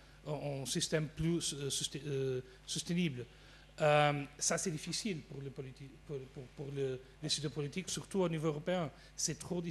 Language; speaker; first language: French; non-native, fluent; Portuguese